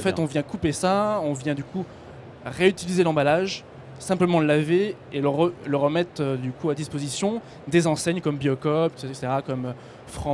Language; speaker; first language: French; native; French